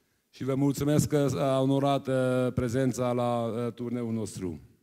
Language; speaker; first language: Romanian; non-native, local second language; Hungarian